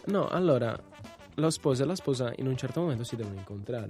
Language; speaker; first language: Italian; native; Italian